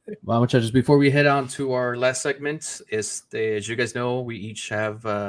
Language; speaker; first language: English; early bilingual, other home language; Spanish